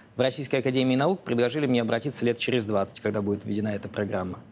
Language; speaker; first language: Russian; native; Russian